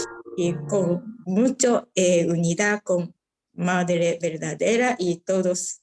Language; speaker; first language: Spanish; non-native, fluent; Japanese